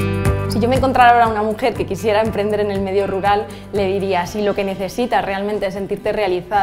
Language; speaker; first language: Spanish; native; Spanish